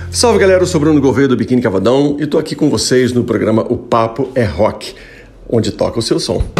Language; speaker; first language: Portuguese; native; Portuguese